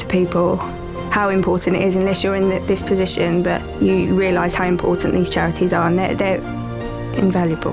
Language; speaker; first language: English; native; English